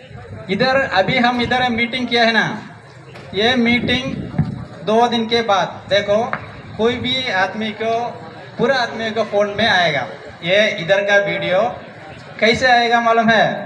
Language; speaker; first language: Hindi; non-native, local second language; Tamil